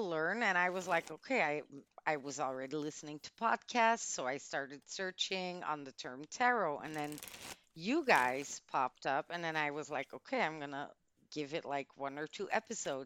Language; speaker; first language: English; non-native, fluent; Dutch